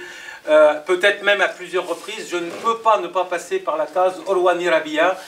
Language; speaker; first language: French; native; French